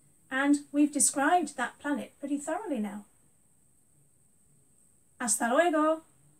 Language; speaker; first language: English; native; English